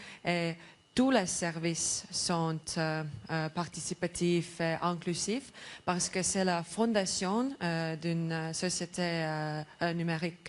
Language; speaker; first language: French; non-native, learner; Estonian